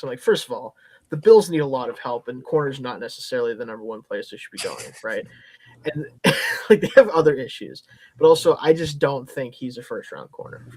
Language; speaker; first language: English; native; English